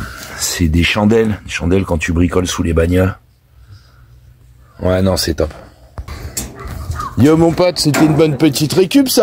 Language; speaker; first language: French; native; French